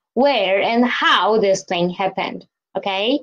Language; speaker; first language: English; non-native, fluent; Chinese